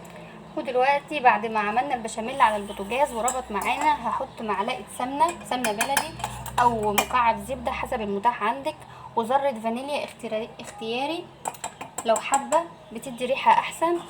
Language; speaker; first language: Arabic; native; Arabic